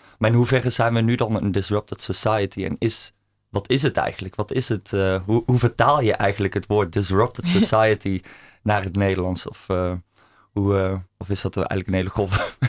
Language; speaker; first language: Dutch; native; Dutch